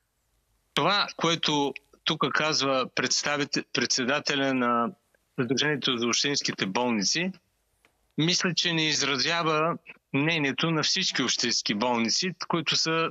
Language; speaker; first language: Bulgarian; native; Bulgarian